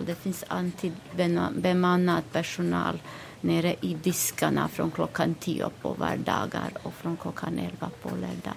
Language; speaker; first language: Swedish; non-native, fluent; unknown